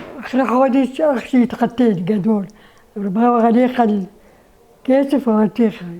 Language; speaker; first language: Hebrew; non-native, learner; Arabic